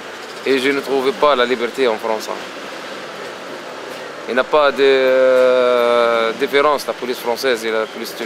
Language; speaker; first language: French; non-native, learner; Arabic